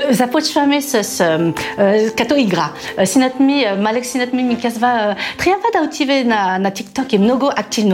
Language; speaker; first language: Bulgarian; non-native, learner; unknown